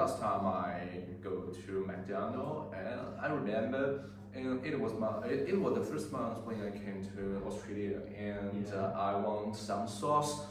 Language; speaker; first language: English; non-native, learner; Chinese